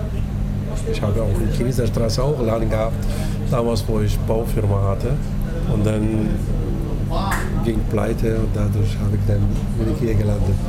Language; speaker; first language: German; non-native, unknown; Turkish